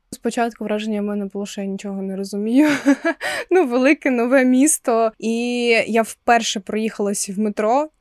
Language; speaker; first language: Ukrainian; non-native, local second language; Russian